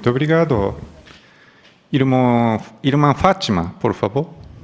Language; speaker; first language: Portuguese; non-native, fluent; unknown